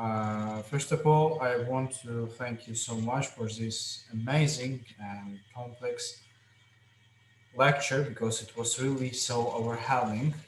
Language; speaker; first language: English; non-native, fluent; Russian